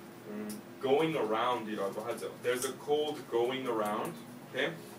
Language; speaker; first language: English; native; English